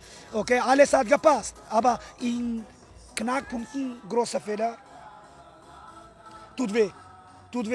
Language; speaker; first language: German; non-native, fluent; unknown